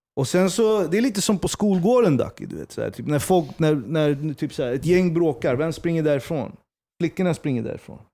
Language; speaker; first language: Swedish; early bilingual, other home language; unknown